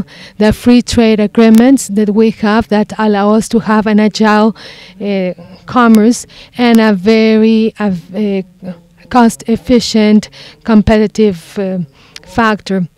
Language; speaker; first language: English; non-native, fluent; Spanish